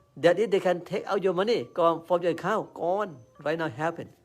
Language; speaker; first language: English; non-native, learner; Thai